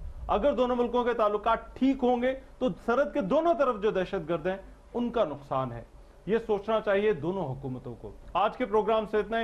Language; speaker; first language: Urdu; native; Urdu